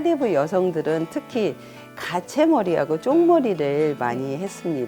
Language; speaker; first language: Korean; native; Korean